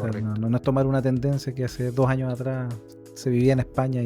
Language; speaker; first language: Spanish; native; Spanish